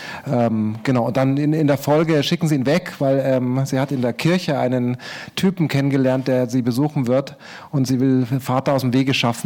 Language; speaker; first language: German; native; German